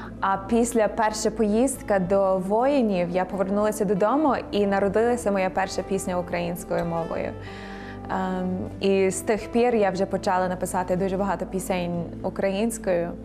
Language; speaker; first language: Ukrainian; non-native, fluent; English